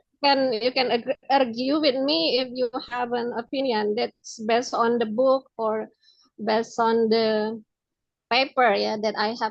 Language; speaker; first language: English; non-native, local second language; Indonesian